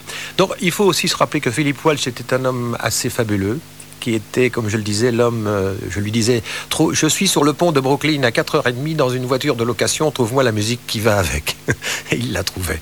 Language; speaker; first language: French; native; French